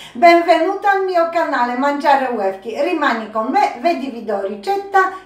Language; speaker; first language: Italian; non-native, learner; Polish